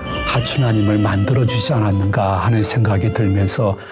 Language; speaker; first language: Korean; native; Korean